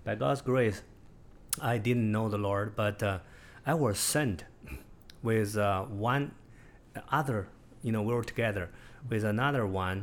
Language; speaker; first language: English; non-native, fluent; Chinese